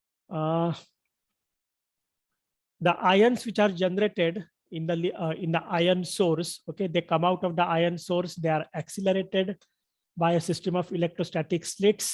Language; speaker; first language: English; non-native, local second language; Marathi